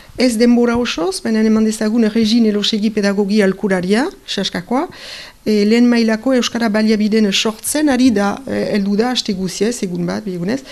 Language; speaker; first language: Basque; native; Basque